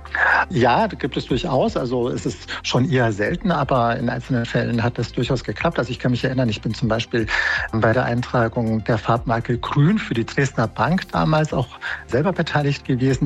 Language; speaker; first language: German; native; German